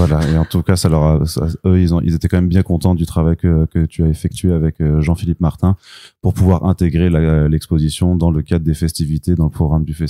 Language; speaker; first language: French; native; French